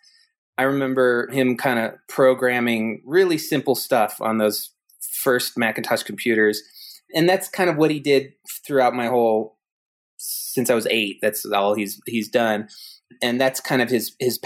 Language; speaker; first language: English; native; English